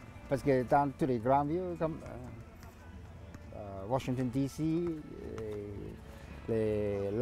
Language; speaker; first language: French; non-native, fluent; Cantonese